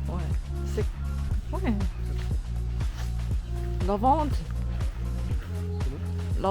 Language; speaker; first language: French; non-native, learner; Korean